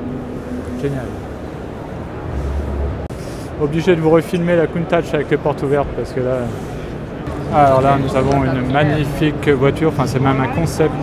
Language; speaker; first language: French; native; French